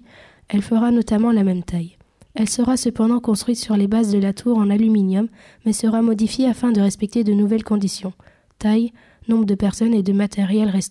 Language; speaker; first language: French; native; French